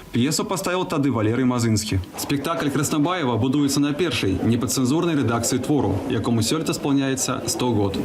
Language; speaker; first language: Belarusian; native; Belarusian